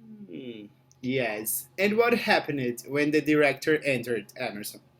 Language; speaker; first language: English; non-native, fluent; Portuguese